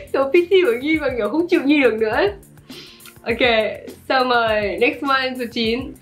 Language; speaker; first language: Vietnamese; early bilingual, other home language; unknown